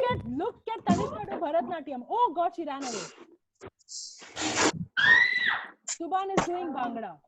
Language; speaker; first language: English; non-native, local second language; Hindi